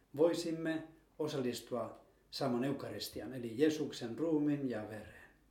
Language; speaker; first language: Finnish; non-native, fluent; Spanish